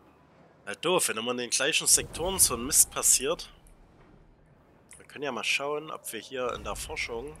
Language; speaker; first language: German; native; German